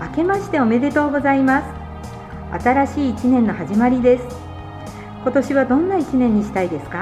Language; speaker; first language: Japanese; native; Japanese